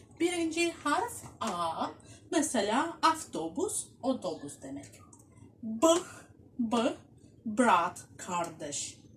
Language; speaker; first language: Turkish; non-native, fluent; Russian